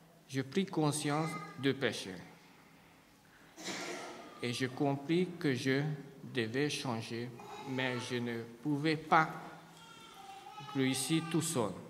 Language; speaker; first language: French; non-native, fluent; Hungarian